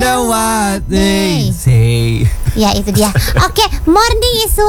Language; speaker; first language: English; non-native, learner; Indonesian